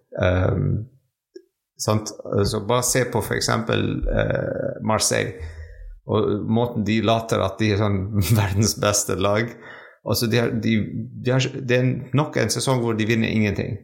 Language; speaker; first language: Norwegian; non-native, fluent; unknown